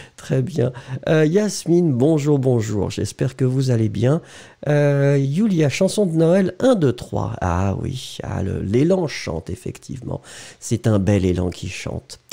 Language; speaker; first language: French; native; French